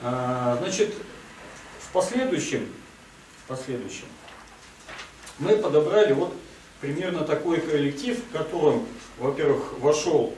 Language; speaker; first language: Russian; native; Russian